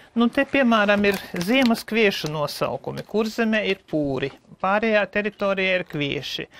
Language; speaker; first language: Latvian; native; Latvian